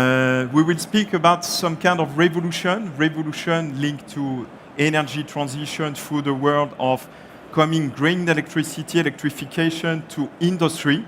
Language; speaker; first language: English; non-native, fluent; French